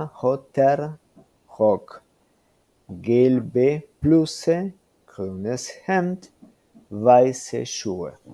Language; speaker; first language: German; non-native, fluent; Spanish